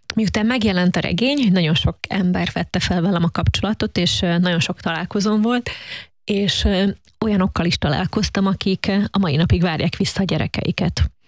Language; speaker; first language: Hungarian; native; Hungarian